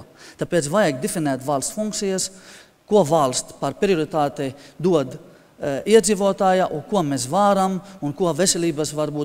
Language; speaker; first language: Latvian; non-native, fluent; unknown